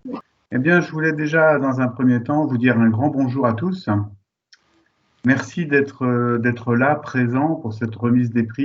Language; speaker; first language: French; native; French